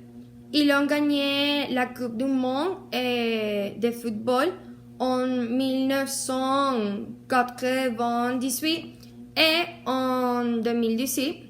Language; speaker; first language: French; non-native, learner; Spanish